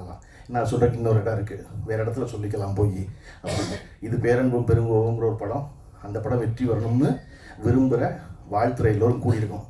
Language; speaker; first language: Tamil; native; Tamil